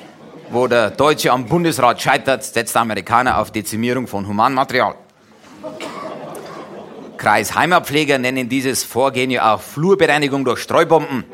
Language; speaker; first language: German; native; German